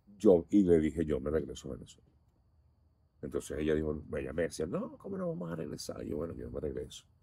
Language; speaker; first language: Spanish; native; Spanish